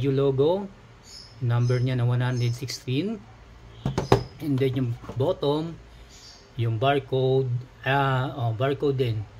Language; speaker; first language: Filipino; native; Filipino